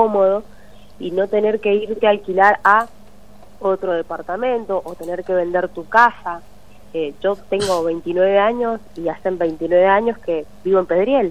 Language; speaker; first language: Spanish; native; Spanish